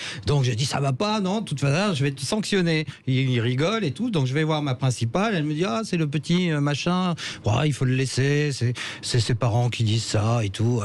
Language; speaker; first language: French; native; French